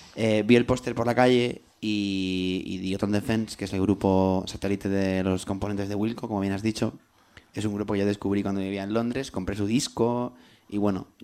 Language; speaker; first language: Spanish; native; Spanish